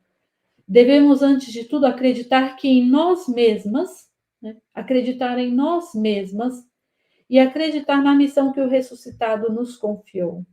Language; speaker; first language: Portuguese; native; Portuguese